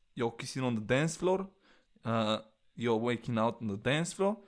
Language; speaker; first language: English; non-native, fluent; Bulgarian